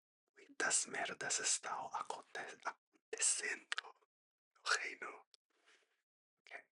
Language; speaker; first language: Portuguese; non-native, learner; English